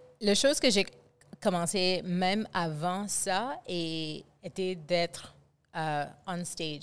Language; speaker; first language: French; non-native, fluent; English